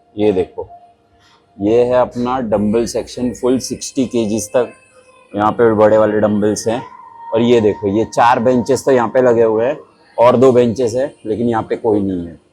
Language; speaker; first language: Hindi; non-native, local second language; Marathi